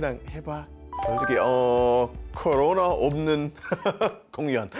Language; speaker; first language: Korean; non-native, learner; English